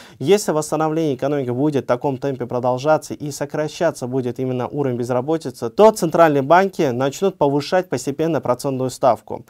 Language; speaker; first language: Russian; non-native, local second language; Uzbek